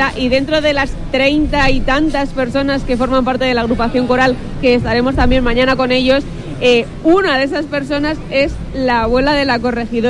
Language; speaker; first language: Spanish; native; Spanish